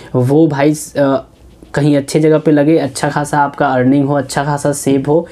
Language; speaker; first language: Hindi; native; Hindi